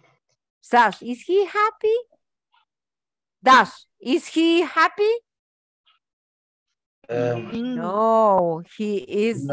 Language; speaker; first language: English; non-native, fluent; Ukrainian